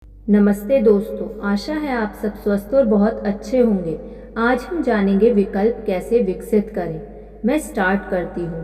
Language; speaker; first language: Hindi; native; Hindi